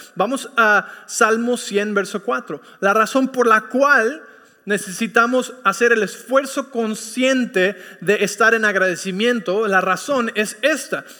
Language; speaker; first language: Spanish; early bilingual, heritage; Spanish